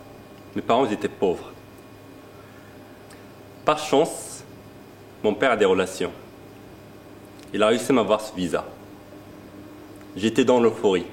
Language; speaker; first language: French; non-native, fluent; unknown